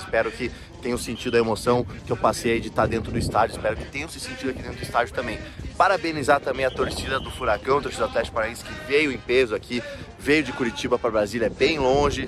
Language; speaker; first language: Portuguese; native; Portuguese